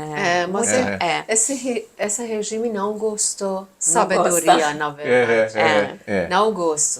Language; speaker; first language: Portuguese; non-native, learner; Persian